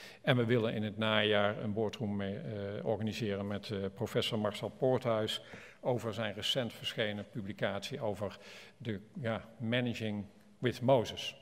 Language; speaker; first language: Dutch; native; Dutch